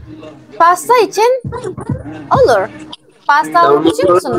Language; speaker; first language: Turkish; non-native, learner; Indonesian